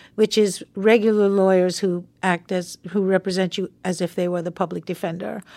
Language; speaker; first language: English; native; English